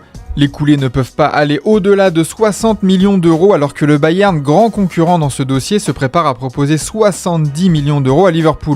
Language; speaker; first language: French; native; French